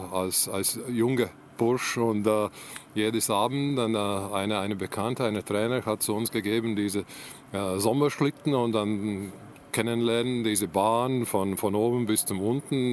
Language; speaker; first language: German; non-native, learner; Latvian